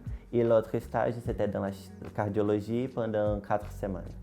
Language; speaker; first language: French; non-native, learner; Portuguese